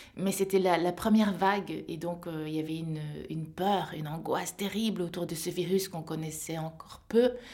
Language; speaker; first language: French; native; French